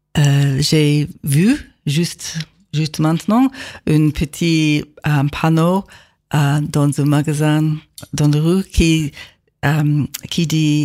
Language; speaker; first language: French; non-native, learner; English